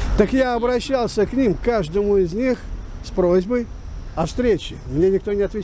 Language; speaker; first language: Russian; native; Russian